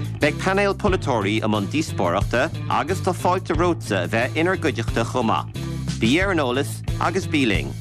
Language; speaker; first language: Irish; native; Irish